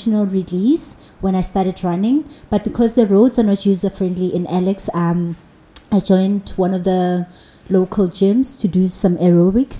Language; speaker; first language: English; non-native, local second language; Zulu